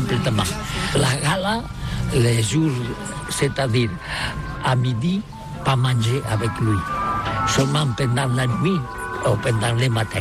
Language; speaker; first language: French; non-native, learner; Catalan